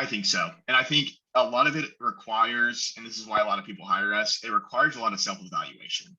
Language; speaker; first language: English; native; English